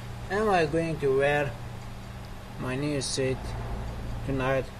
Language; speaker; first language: English; non-native, fluent; Persian